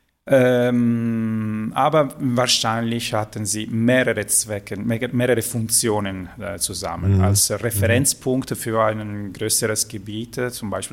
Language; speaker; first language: German; non-native, fluent; Italian